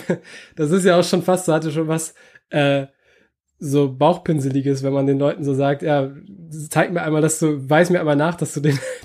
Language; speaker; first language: German; native; German